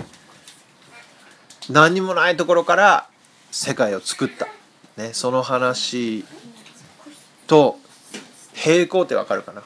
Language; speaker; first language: Japanese; native; Japanese